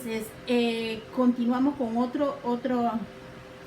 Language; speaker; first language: Spanish; native; Spanish